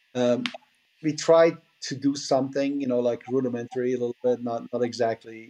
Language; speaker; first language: English; early bilingual, other home language; Persian